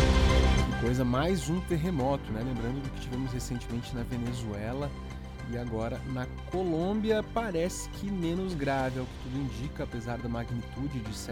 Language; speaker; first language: Portuguese; native; Portuguese